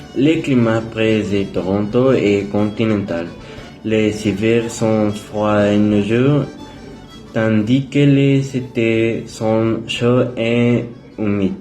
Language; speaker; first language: French; non-native, learner; Spanish